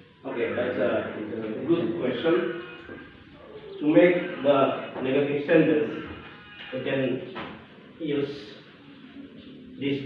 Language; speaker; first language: English; non-native, learner; Indonesian